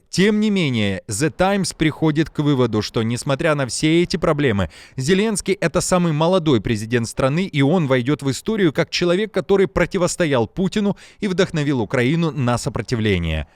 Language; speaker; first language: Russian; native; Russian